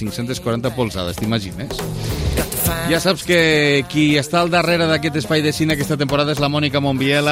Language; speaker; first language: Catalan; native; Catalan